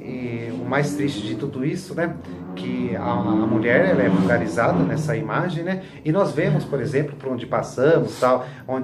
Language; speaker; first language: Portuguese; native; Portuguese